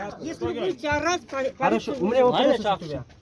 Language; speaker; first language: Russian; non-native, local second language; Uzbek